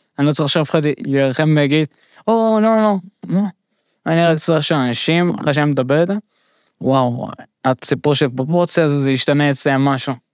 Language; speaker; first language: Hebrew; early bilingual, other home language; Russian